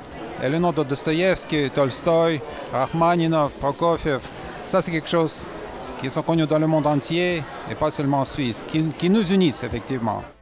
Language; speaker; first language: French; non-native, fluent; Russian